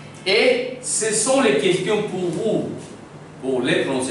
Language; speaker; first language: French; non-native, fluent; Hindi